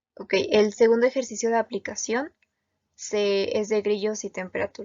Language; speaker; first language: Spanish; native; Spanish